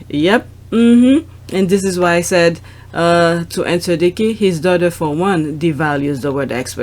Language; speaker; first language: English; non-native, fluent; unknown